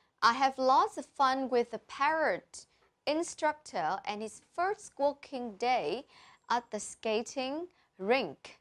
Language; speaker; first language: English; non-native, fluent; Vietnamese